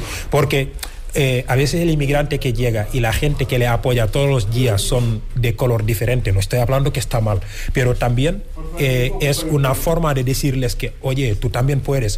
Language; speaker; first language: Spanish; non-native, fluent; Wolof